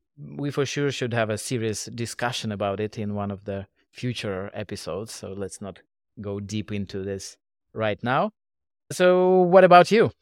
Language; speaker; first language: English; non-native, fluent; Russian